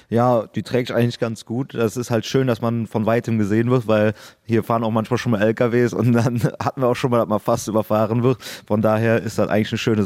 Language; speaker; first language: German; native; German